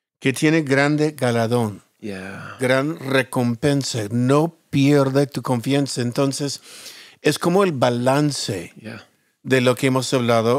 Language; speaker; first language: Spanish; non-native, fluent; English